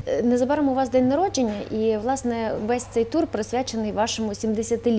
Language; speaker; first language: Ukrainian; native; Ukrainian